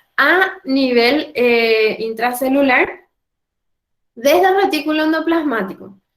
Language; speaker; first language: Spanish; native; Spanish